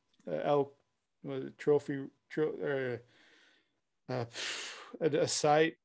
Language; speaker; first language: English; native; English